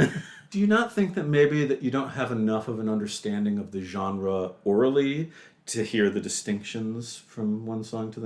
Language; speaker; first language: English; native; English